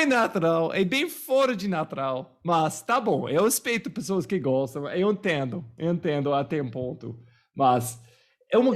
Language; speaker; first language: Portuguese; non-native, fluent; English